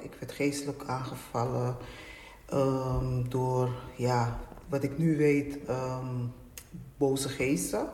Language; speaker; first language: Dutch; native; Dutch